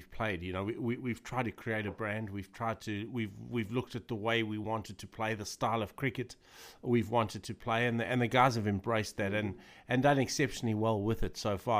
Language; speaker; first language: English; native; English